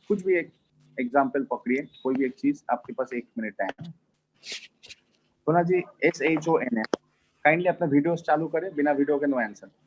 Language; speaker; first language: Hindi; non-native, local second language; Bangla